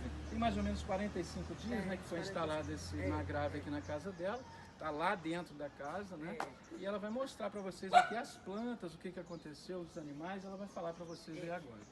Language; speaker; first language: Portuguese; native; Portuguese